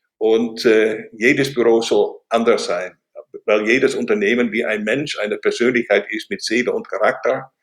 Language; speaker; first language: German; non-native, fluent; Dutch